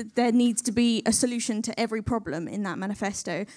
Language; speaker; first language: English; native; English